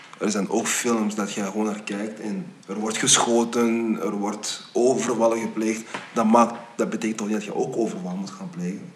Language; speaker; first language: Dutch; early bilingual, other home language; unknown